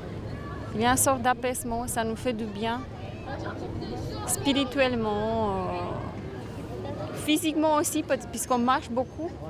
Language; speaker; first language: French; non-native, fluent; Romanian